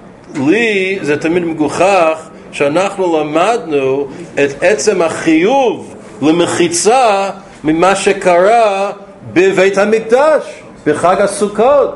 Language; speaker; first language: Hebrew; non-native, fluent; English